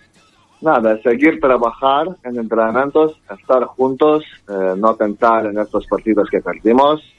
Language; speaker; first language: Spanish; non-native, learner; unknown